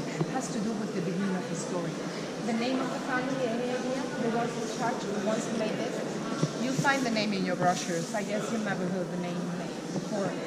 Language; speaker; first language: English; non-native, fluent; Spanish